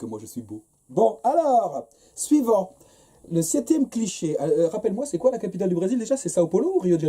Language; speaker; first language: French; native; French